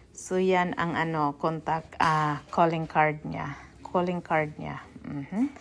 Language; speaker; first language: Filipino; non-native, local second language; Cebuano